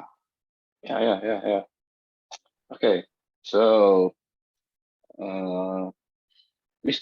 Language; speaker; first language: English; non-native, fluent; Indonesian